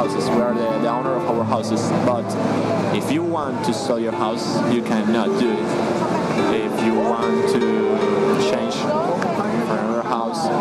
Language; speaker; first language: English; non-native, learner; Spanish